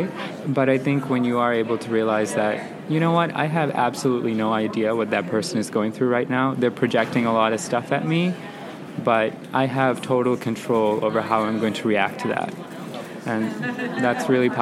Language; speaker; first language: English; non-native, local second language; Sinhala